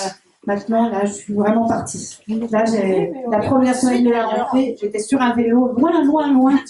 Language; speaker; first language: French; native; French